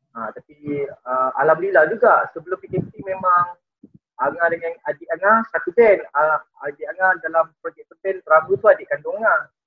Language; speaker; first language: Malay; native; Malay